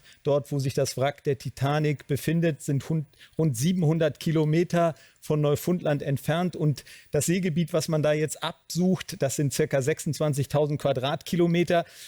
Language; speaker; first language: German; native; German